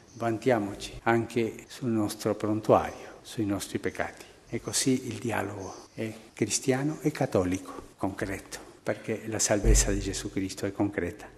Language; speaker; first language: Italian; non-native, fluent; Spanish